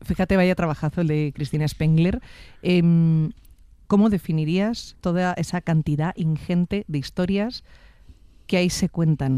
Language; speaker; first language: Spanish; native; Spanish